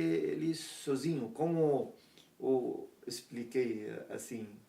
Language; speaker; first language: Portuguese; non-native, learner; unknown